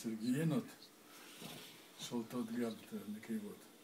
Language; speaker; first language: Hebrew; non-native, learner; Russian